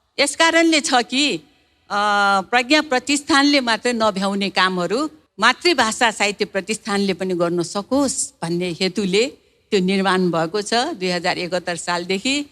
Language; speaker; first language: Nepali; non-native, local second language; Newari